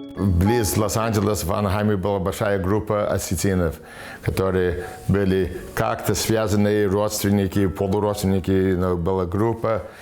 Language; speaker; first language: Russian; early bilingual, heritage; Russian